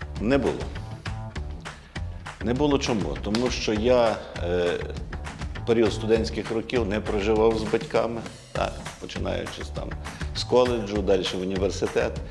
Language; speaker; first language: Ukrainian; native; Ukrainian